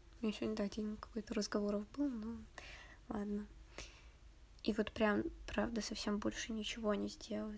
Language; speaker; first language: Russian; native; Russian